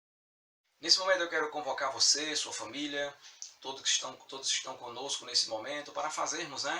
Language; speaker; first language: Portuguese; native; Portuguese